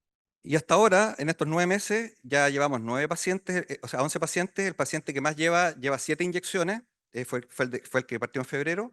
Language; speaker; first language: Spanish; native; Spanish